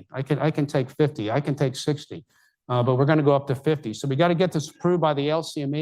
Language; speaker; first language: English; native; English